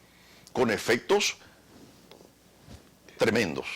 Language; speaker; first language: Spanish; native; Spanish